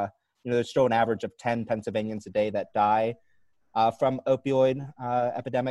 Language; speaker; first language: English; native; English